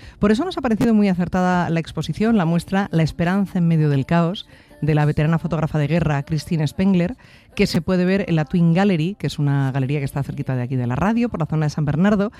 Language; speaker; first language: Spanish; native; Spanish